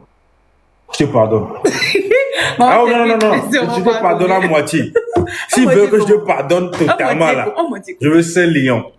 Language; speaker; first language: French; non-native, local second language; Lingala